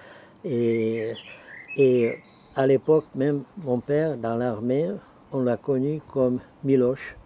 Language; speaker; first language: French; non-native, fluent; Czech